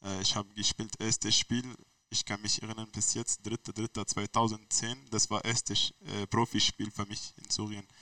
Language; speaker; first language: German; non-native, learner; Arabic